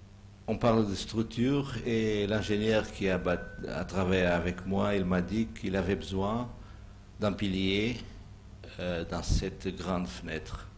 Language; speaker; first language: French; non-native, fluent; Portuguese